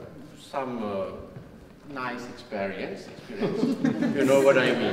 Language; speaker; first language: English; non-native, learner; Czech